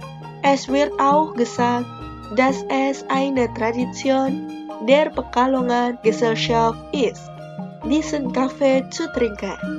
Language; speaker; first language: German; non-native, fluent; Indonesian